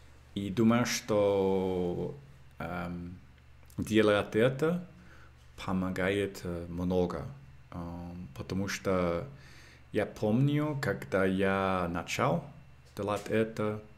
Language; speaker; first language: Russian; non-native, learner; English